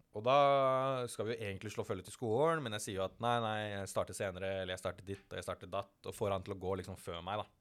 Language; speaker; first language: Norwegian; early bilingual, other home language; Tamil